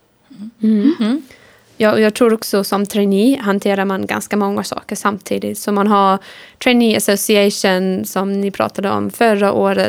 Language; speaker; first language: Swedish; non-native, fluent; German